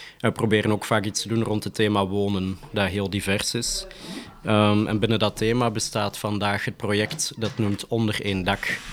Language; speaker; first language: Dutch; native; Dutch